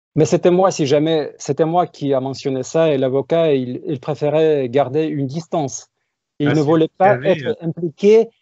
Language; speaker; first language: French; non-native, fluent; Russian